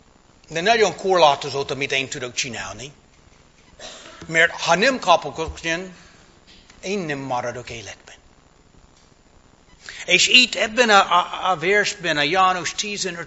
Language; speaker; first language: Hungarian; non-native, fluent; English